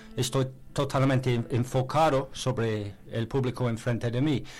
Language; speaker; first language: Spanish; non-native, learner; English